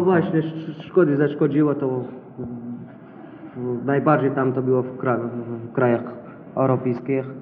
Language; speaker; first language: Polish; non-native, fluent; Arabic